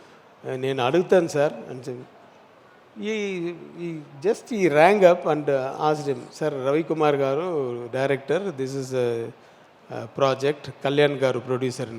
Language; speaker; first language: Telugu; non-native, learner; Tamil